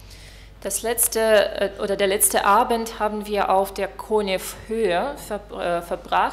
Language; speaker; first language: German; non-native, fluent; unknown